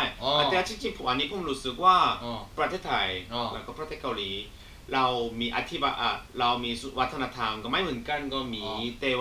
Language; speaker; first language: Thai; non-native, learner; Korean